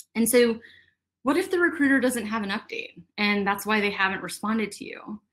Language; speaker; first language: English; native; English